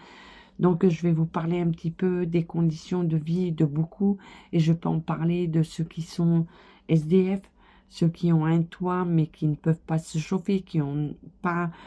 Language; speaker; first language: French; native; French